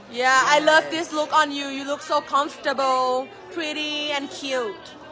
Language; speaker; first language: English; non-native, learner; Thai